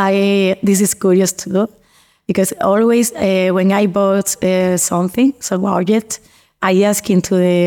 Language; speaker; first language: English; non-native, learner; Spanish